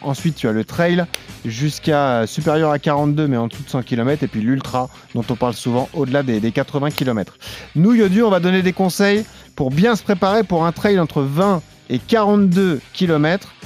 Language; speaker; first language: French; native; French